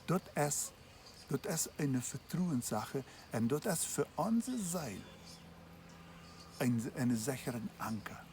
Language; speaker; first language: German; non-native, learner; Plautdietsch